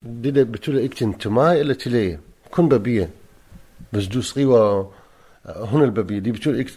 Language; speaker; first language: Danish; non-native, learner; Arabic